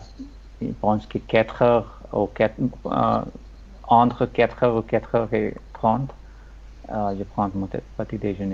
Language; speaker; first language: French; non-native, learner; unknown